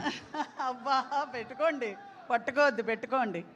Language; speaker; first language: Telugu; native; Telugu